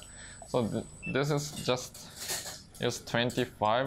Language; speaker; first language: English; non-native, learner; Japanese